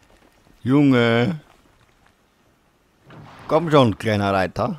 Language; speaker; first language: German; native; German